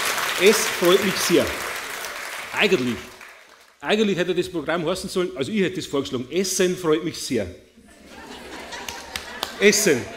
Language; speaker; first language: German; native; German